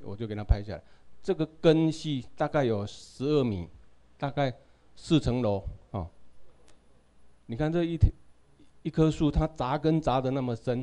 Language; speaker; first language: Chinese; non-native, local second language; Min Nan Chinese